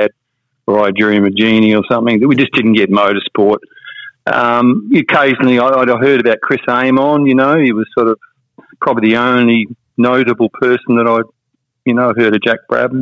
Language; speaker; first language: English; native; English